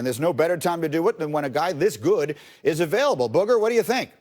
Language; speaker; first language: English; native; English